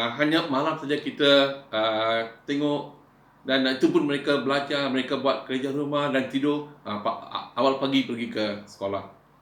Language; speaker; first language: Malay; non-native, local second language; Iban